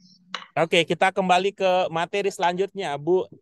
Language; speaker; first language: Indonesian; native; Indonesian